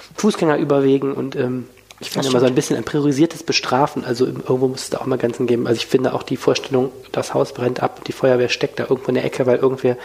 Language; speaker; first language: German; native; German